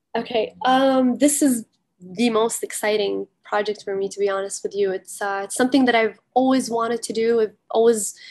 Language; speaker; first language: English; early bilingual, heritage; Arabic